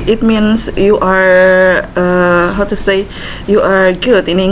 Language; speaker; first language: English; non-native, learner; Indonesian